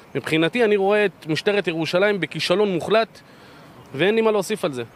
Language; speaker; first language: Hebrew; native; Hebrew